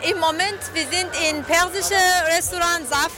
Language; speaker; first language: German; non-native, learner; Persian